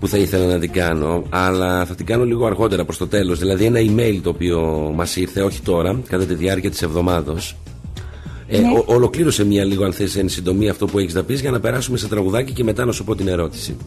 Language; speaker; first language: Greek; native; Greek